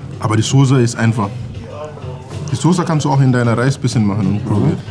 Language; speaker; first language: German; non-native, learner; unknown